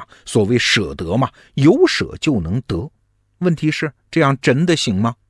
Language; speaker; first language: Chinese; native; Chinese